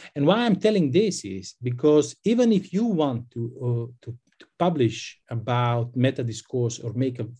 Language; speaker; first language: English; non-native, fluent; Macedonian